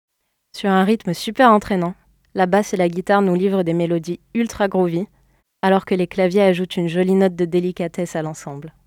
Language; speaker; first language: French; native; French